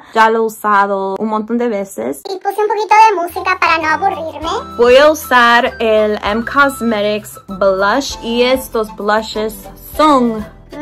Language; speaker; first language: Spanish; early bilingual, heritage; Spanish